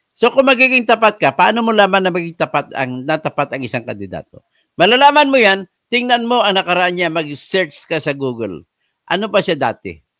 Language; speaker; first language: Filipino; non-native, local second language; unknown